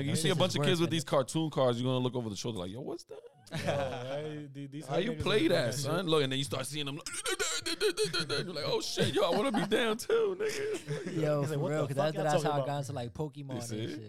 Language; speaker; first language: English; native; English